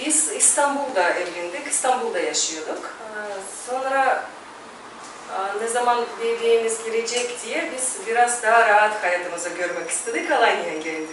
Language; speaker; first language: Turkish; non-native, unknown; Russian